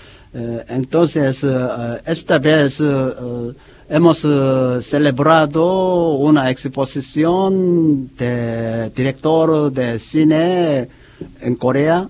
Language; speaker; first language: Spanish; non-native, learner; Korean